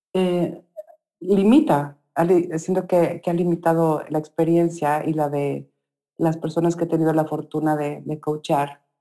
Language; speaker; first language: Spanish; native; Spanish